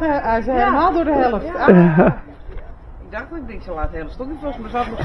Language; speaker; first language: Dutch; native; Dutch